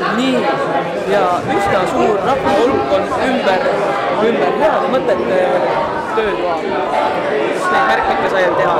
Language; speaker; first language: Estonian; native; Estonian